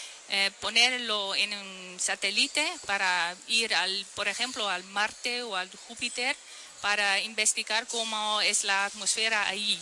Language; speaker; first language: Spanish; non-native, fluent; Dutch